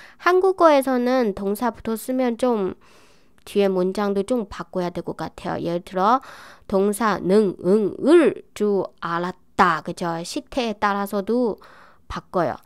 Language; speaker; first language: Korean; non-native, fluent; Chinese